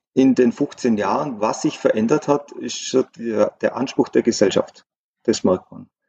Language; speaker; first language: German; native; German